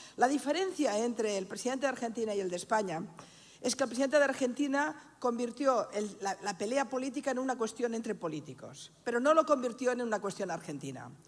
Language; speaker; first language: Spanish; non-native, local second language; Catalan